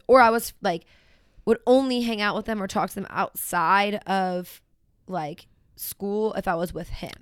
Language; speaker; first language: English; native; English